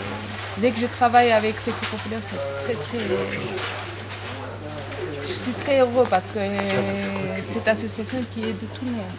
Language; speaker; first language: French; non-native, learner; Armenian